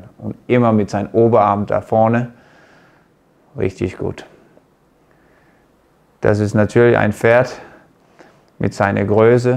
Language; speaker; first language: German; non-native, fluent; Danish